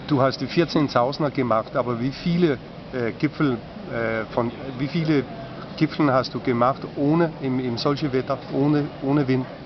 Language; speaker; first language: German; non-native, fluent; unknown